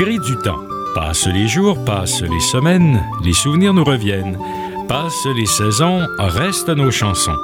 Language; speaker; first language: French; native; French